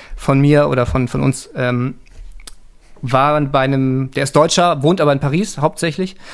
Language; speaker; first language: German; native; German